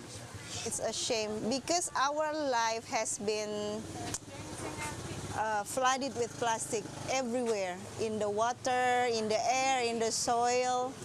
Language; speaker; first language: English; non-native, fluent; Indonesian